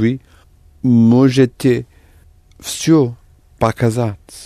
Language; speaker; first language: Russian; non-native, learner; English